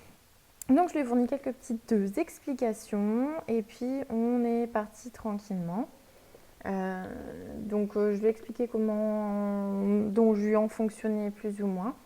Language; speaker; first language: French; native; French